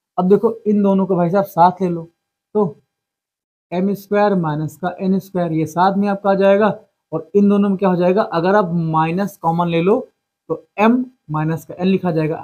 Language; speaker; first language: Hindi; native; Hindi